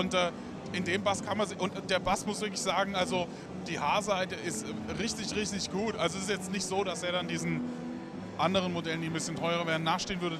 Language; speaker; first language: German; native; German